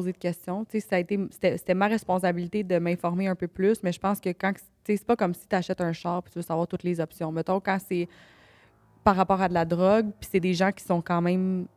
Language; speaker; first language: French; native; French